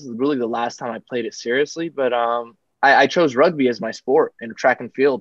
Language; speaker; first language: English; non-native, fluent; Chinese